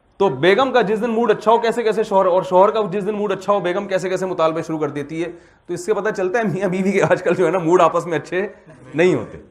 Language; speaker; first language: Urdu; native; Urdu